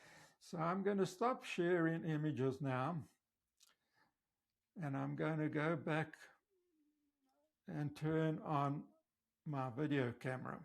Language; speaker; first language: English; native; English